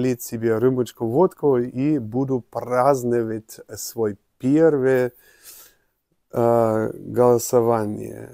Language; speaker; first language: Russian; non-native, learner; German